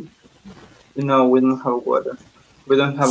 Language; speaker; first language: English; non-native, learner; Spanish